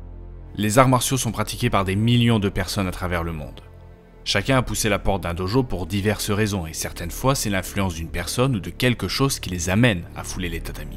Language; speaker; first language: French; native; French